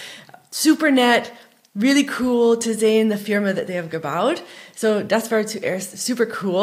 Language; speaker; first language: German; non-native, fluent; English